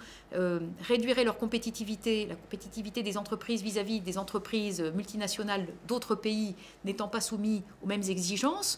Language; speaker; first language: French; native; French